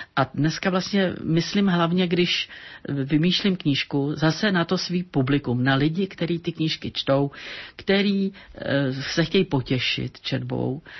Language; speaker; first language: Czech; native; Czech